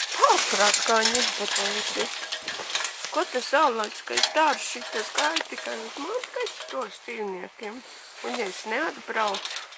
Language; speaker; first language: Latvian; non-native, local second language; Russian